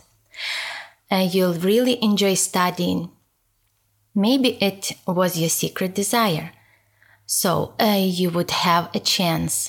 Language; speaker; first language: English; non-native, fluent; Ukrainian